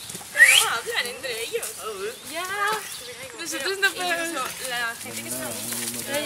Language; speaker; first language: Spanish; non-native, fluent; French